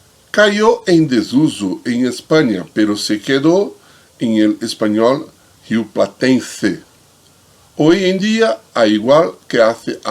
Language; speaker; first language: Spanish; non-native, fluent; Portuguese